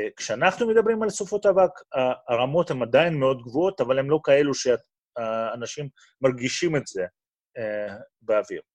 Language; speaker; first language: Hebrew; non-native, fluent; Russian